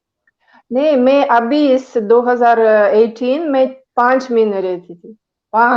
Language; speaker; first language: Hindi; non-native, learner; Greek